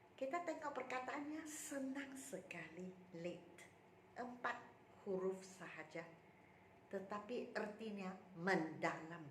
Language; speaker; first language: Malay; non-native, local second language; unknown